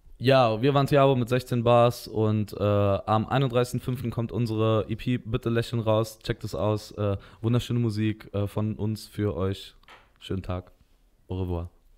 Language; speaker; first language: German; native; German